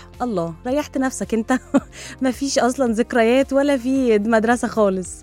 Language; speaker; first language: Arabic; native; Arabic